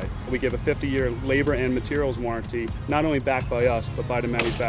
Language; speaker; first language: English; native; English